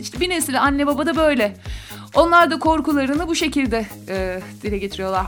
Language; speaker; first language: Turkish; native; Turkish